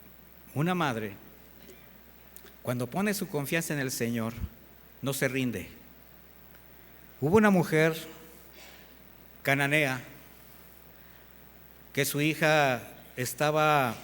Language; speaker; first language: Spanish; native; Spanish